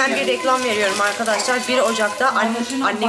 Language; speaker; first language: Turkish; native; Turkish